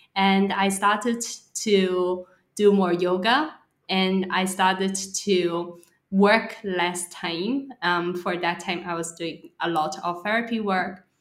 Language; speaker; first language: English; non-native, local second language; Cantonese